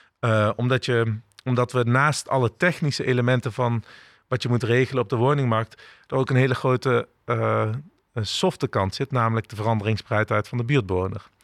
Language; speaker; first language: Dutch; early bilingual, other home language; Turkish